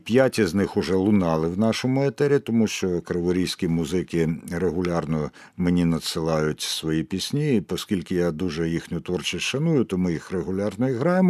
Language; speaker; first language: Ukrainian; native; Ukrainian